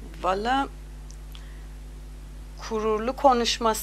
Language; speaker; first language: Turkish; non-native, learner; Azerbaijani